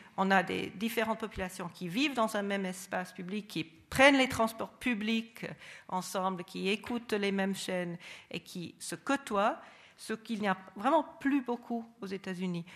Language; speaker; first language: French; non-native, fluent; English